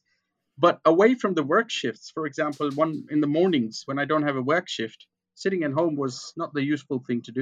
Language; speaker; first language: English; non-native, local second language; Gujarati